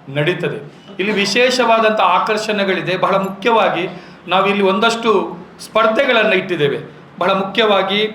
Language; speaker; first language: Kannada; native; Kannada